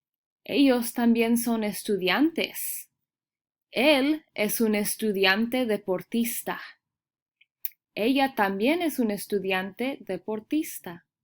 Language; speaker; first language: Spanish; early bilingual, heritage; Spanish